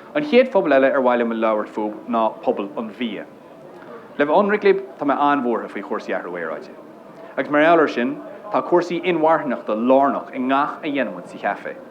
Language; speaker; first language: Irish; non-native, local second language; English